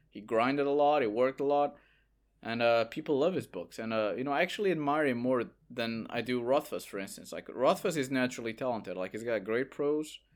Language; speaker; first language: English; non-native, fluent; Portuguese